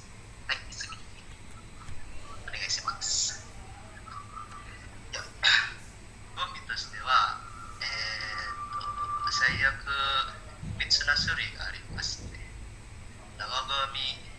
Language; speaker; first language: Japanese; non-native, learner; Indonesian